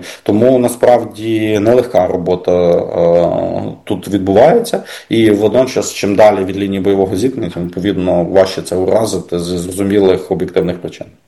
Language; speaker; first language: Ukrainian; native; Ukrainian